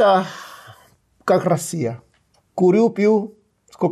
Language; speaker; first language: Russian; non-native, fluent; Spanish